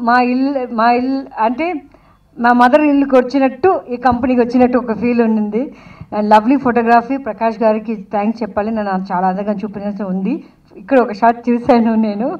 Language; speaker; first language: Telugu; non-native, fluent; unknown